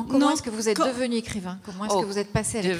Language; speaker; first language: French; native; French